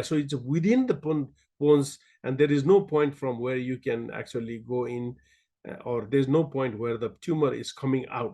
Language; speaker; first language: English; non-native, local second language; Nepali